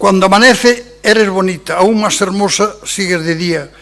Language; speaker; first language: Spanish; non-native, local second language; Galician